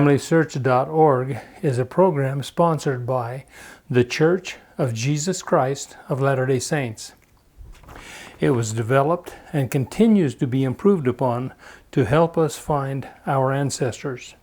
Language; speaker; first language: English; native; English